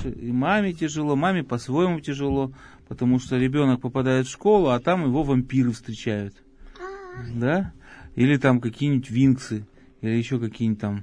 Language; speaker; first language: Russian; native; Russian